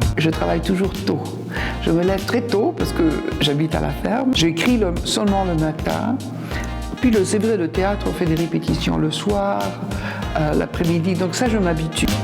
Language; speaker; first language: French; non-native, fluent; Italian